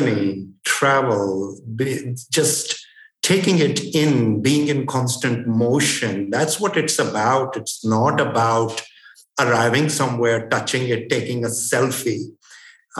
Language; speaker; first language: English; non-native, local second language; Hindi